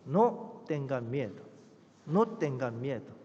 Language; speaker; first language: Spanish; non-native, fluent; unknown